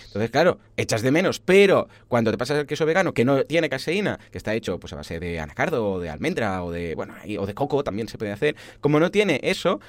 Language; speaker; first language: Spanish; native; Spanish